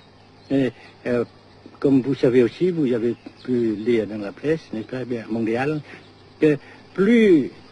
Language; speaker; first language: French; non-native, local second language; Vietnamese